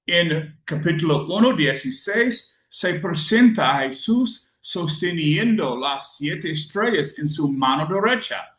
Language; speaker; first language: Spanish; non-native, learner; English